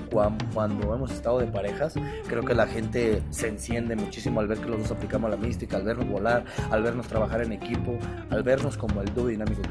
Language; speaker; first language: Spanish; native; Spanish